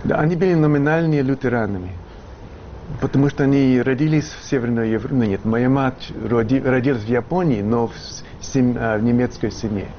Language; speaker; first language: Russian; non-native, fluent; English